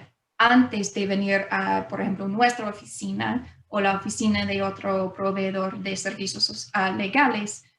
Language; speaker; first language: Spanish; non-native, fluent; English